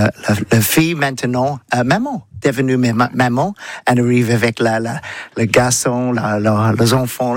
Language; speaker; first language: French; non-native, learner; English